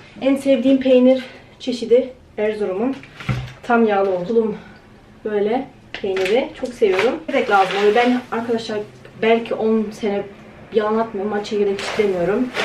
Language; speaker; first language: Turkish; early bilingual, heritage; Turkish